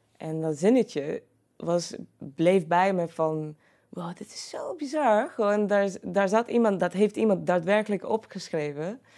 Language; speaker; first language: Dutch; non-native, fluent; Croatian